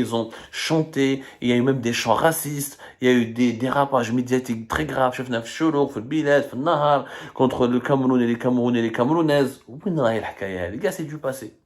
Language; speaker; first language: French; non-native, local second language; Arabic